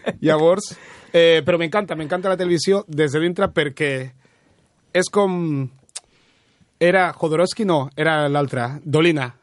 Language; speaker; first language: Catalan; early bilingual, other home language; Spanish